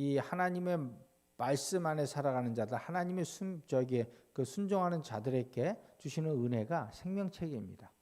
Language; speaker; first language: Korean; native; Korean